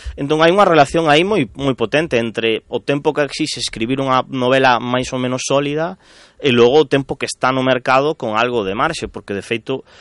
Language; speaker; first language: Galician; non-native, local second language; Spanish